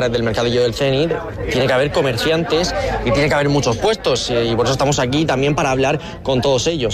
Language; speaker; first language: Spanish; native; Spanish